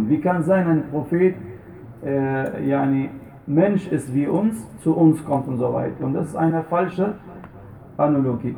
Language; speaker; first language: German; non-native, fluent; Arabic